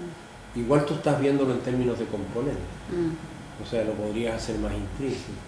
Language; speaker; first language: Spanish; native; Spanish